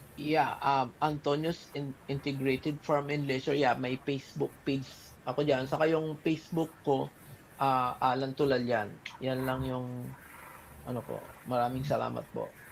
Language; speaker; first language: Filipino; native; Filipino